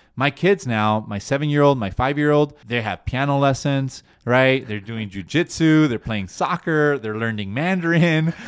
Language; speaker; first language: English; early bilingual, other home language; Spanish